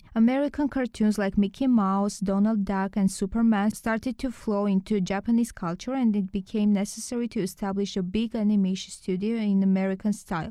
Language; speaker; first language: English; non-native, learner; Lithuanian